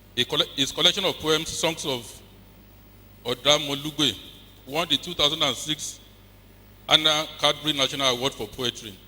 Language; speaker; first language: English; non-native, local second language; Yoruba